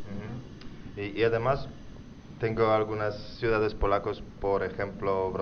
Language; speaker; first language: Spanish; non-native, learner; Polish